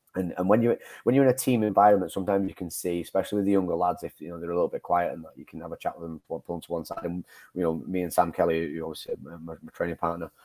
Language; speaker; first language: English; native; English